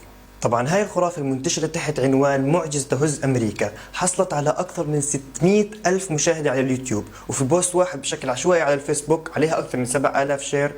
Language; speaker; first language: Arabic; native; Arabic